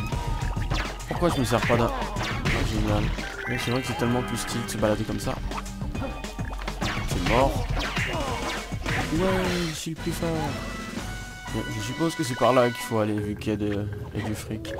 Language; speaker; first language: French; native; French